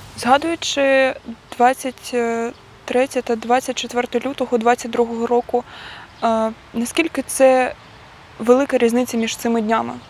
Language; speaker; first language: Ukrainian; native; Ukrainian